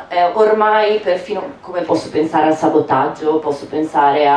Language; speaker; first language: Italian; native; Italian